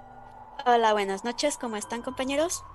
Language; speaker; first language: Spanish; native; Spanish